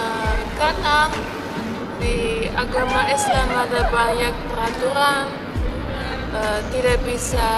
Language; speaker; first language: Indonesian; non-native, fluent; Dutch